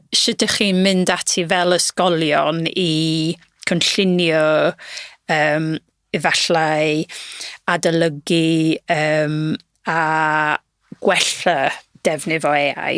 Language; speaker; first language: Welsh; non-native, local second language; English